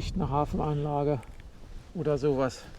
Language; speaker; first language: German; native; German